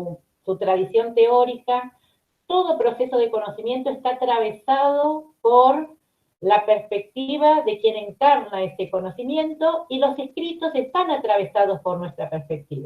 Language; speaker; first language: Spanish; native; Spanish